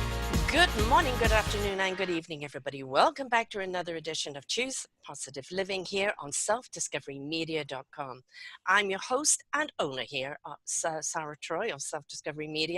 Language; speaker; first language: English; native; English